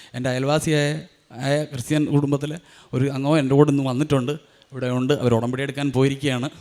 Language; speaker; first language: Malayalam; native; Malayalam